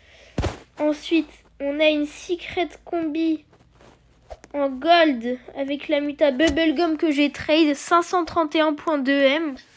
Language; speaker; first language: French; native; French